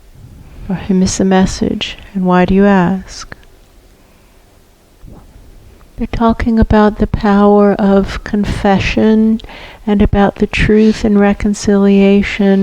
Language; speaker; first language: English; native; English